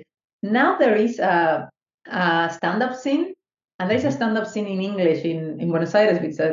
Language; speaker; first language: English; non-native, fluent; Spanish